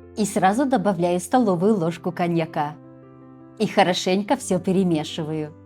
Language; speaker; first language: Russian; native; Russian